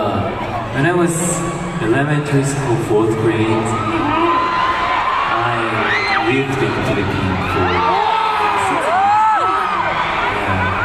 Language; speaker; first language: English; non-native, learner; Korean